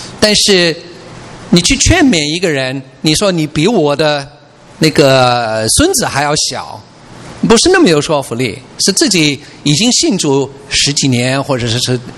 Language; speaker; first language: Chinese; non-native, fluent; English